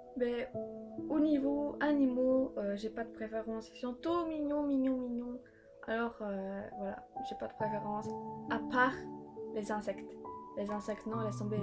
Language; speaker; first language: French; early bilingual, other home language; Polish